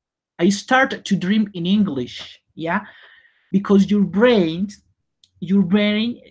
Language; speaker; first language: English; non-native, learner; Spanish